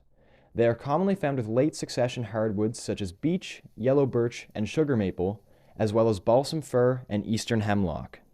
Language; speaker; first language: English; native; English